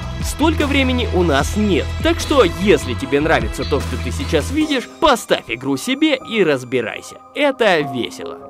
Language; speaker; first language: Russian; native; Russian